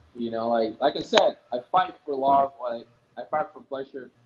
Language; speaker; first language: English; non-native, fluent; Portuguese